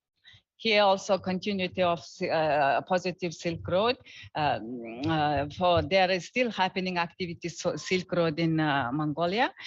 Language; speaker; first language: English; non-native, learner; Mongolian